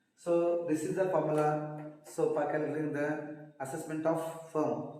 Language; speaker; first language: English; non-native, local second language; Kannada